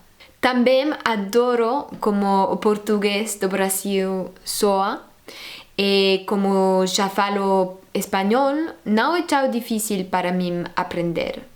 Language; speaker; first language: Portuguese; non-native, learner; French